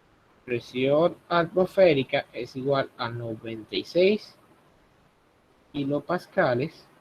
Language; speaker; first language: Spanish; native; Spanish